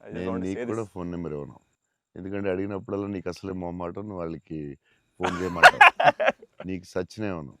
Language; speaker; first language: Telugu; native; Telugu